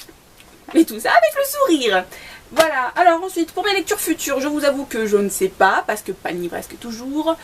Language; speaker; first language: French; native; French